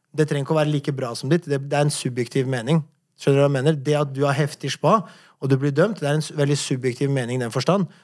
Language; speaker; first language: Norwegian; native; Norwegian